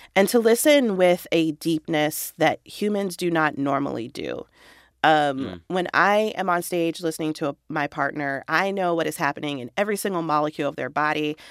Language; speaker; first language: English; native; English